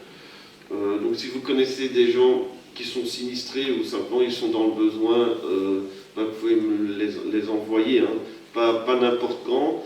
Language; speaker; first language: French; native; French